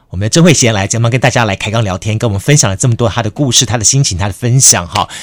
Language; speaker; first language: Chinese; native; Chinese